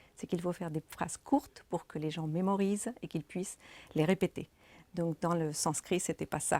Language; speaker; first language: French; native; French